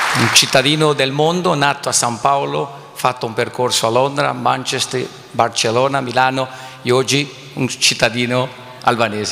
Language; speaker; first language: Italian; non-native, fluent; Portuguese